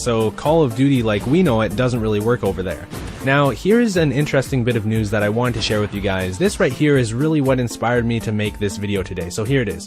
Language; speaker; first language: English; native; English